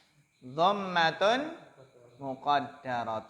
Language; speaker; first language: Arabic; non-native, fluent; Indonesian